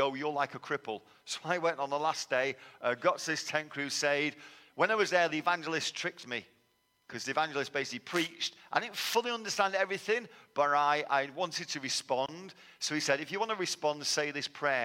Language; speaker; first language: English; native; English